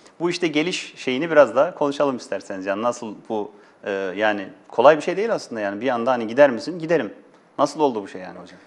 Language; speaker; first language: Turkish; native; Turkish